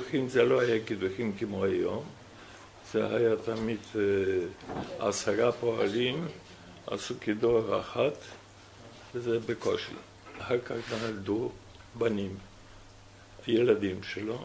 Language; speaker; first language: Hebrew; non-native, fluent; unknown